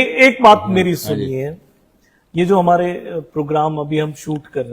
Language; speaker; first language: Hindi; native; Hindi